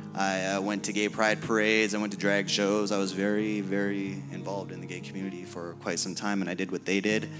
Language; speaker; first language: English; native; English